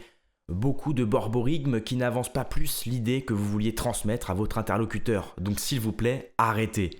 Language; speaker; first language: French; native; French